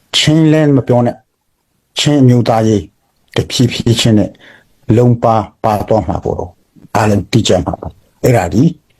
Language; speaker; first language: Burmese; non-native, local second language; Hakha Chin